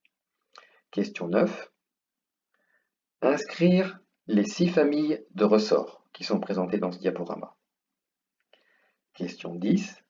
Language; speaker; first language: French; native; French